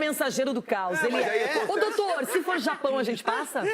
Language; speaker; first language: Portuguese; native; Portuguese